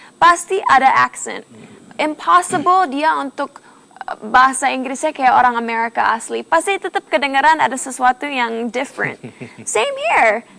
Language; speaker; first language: Indonesian; early bilingual, heritage; Indonesian